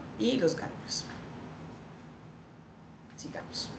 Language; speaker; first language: Spanish; native; Spanish